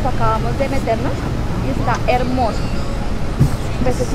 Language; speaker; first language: Spanish; native; Spanish